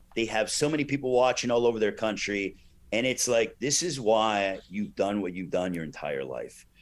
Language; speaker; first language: English; native; English